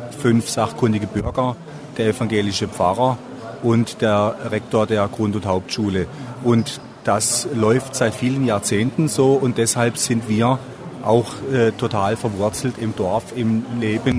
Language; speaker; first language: German; native; German